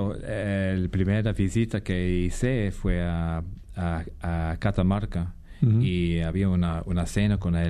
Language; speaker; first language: Spanish; non-native, fluent; English